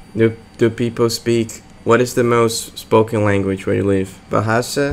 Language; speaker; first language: English; non-native, learner; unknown